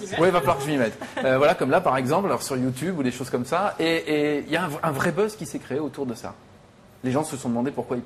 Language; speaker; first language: French; native; French